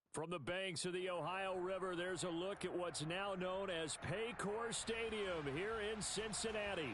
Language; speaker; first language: English; native; English